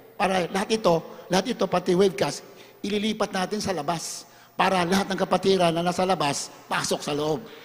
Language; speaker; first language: Filipino; non-native, local second language; Hiligaynon